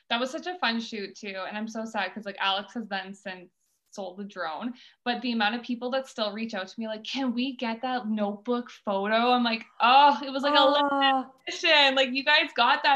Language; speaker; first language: English; native; English